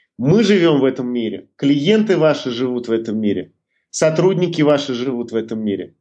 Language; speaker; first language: Russian; native; Russian